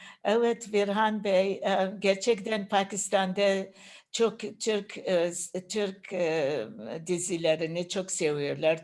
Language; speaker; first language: Turkish; non-native, learner; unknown